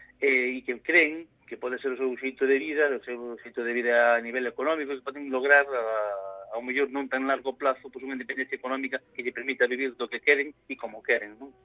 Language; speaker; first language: Galician; native; Galician